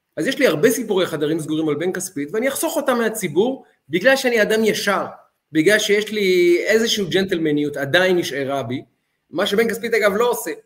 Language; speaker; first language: Hebrew; native; Hebrew